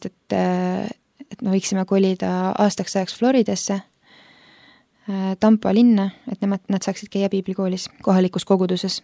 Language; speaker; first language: Estonian; early bilingual, other home language; Finnish